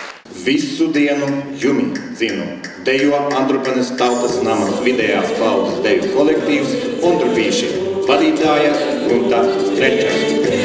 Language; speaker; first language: Latvian; native; Latvian